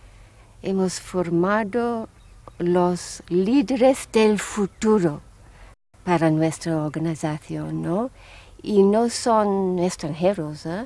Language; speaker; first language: Spanish; non-native, fluent; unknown